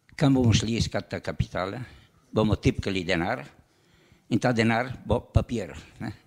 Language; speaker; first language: Slovenian; native; Slovenian